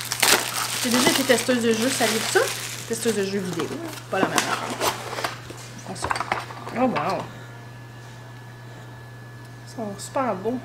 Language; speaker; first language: French; native; French